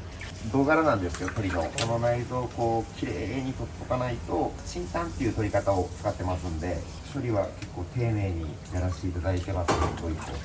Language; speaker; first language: Japanese; native; Japanese